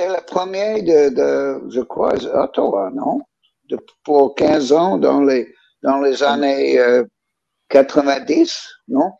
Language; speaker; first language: French; non-native, learner; English